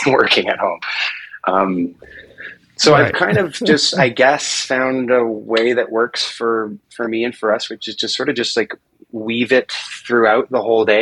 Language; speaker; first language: English; native; English